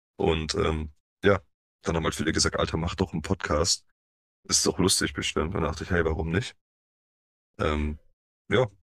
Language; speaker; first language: German; early bilingual, other home language; Polish